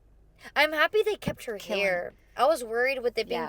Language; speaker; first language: English; native; English